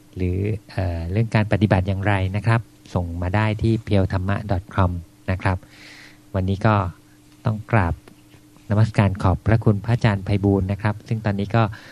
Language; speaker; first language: Thai; native; Thai